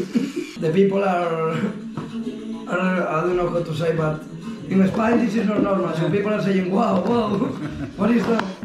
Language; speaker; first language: English; non-native, learner; Spanish